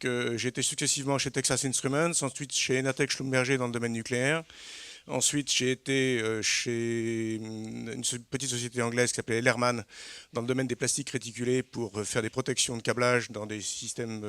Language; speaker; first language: French; native; French